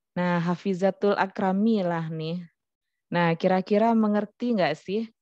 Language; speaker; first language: Indonesian; non-native, local second language; Minangkabau